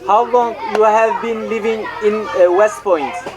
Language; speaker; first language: English; non-native, learner; Turkish